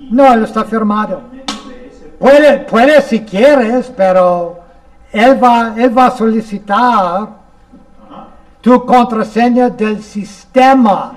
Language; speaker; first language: Spanish; non-native, fluent; English